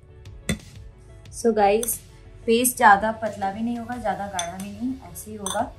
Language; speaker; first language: Hindi; non-native, local second language; Bangla